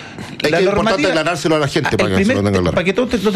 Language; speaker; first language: Spanish; native; Spanish